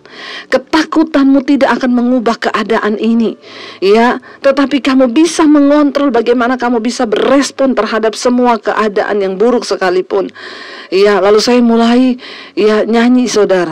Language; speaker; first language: Indonesian; native; Indonesian